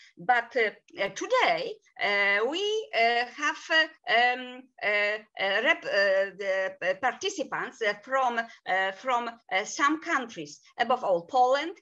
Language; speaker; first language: English; non-native, fluent; Polish